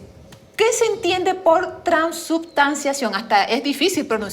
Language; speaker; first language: Spanish; native; Spanish